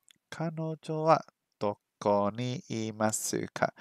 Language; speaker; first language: Japanese; non-native, learner; English